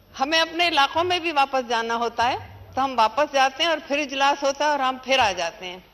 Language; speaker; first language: Urdu; native; Urdu